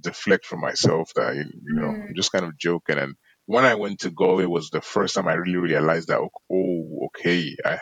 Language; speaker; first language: English; native; English